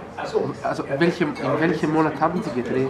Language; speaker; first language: German; non-native, fluent; Italian